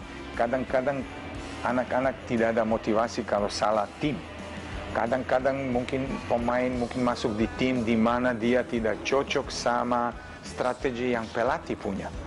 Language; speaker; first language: Indonesian; non-native, fluent; Serbian